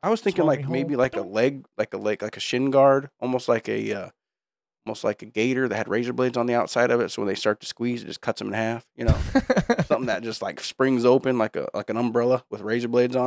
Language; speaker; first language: English; native; English